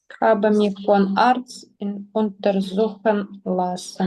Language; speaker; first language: German; non-native, learner; Ukrainian